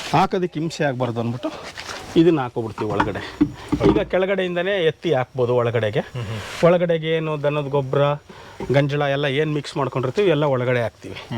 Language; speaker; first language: Kannada; native; Kannada